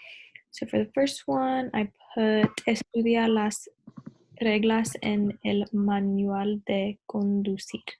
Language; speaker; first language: Spanish; non-native, learner; English